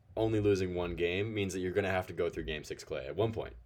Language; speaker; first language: English; native; English